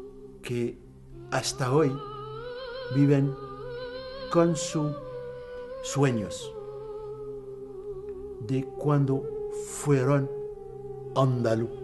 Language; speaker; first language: Spanish; non-native, learner; Arabic